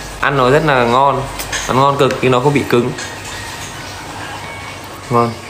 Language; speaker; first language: Vietnamese; native; Vietnamese